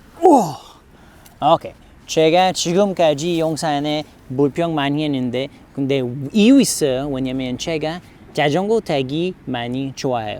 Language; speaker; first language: Korean; non-native, learner; English